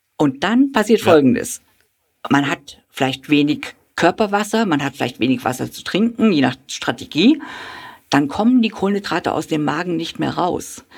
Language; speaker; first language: German; native; German